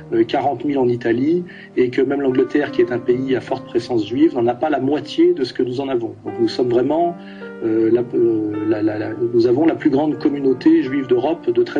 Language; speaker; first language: French; native; French